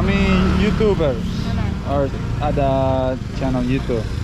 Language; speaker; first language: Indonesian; non-native, learner; English